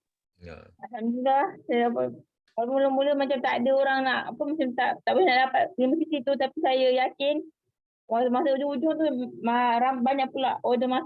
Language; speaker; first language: Malay; native; Malay